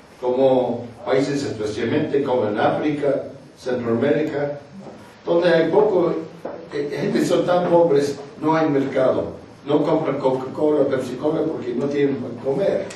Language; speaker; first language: Spanish; non-native, fluent; English